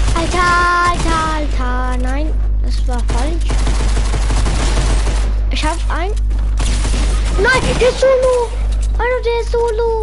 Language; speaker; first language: German; non-native, learner; English